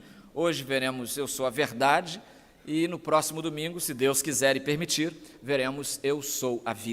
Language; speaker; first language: Portuguese; native; Portuguese